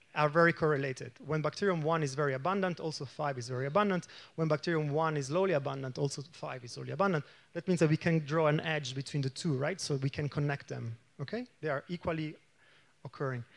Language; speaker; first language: English; non-native, fluent; Italian